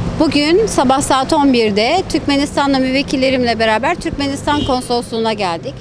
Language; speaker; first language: Turkish; native; Turkish